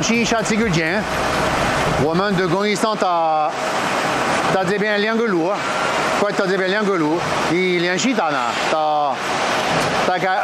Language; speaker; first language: Chinese; non-native, fluent; French